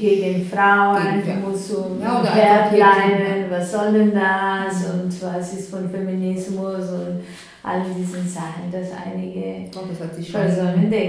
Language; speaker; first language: German; non-native, fluent; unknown